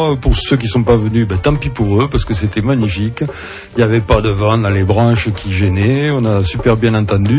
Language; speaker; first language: French; native; French